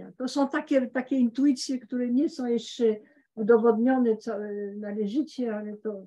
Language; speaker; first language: Polish; early bilingual, heritage; Polish